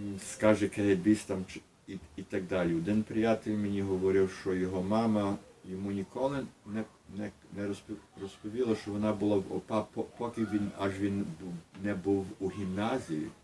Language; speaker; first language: Ukrainian; early bilingual, heritage; Ukrainian